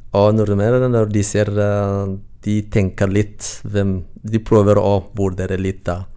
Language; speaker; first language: Norwegian; non-native, learner; Tigrinya